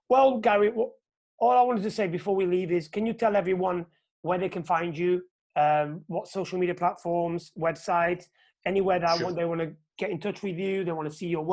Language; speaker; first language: English; non-native, fluent; Portuguese